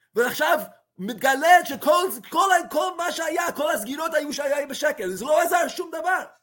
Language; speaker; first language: Hebrew; non-native, fluent; English